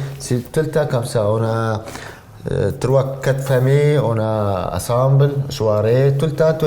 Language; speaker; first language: French; non-native, learner; Arabic